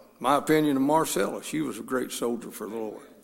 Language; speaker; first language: English; native; English